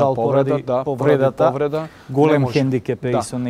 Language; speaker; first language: Macedonian; native; Macedonian